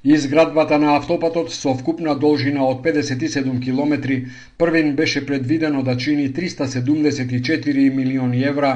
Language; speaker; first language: Macedonian; native; Macedonian